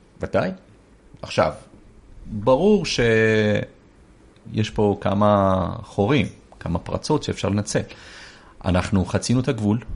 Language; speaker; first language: Hebrew; early bilingual, other home language; Persian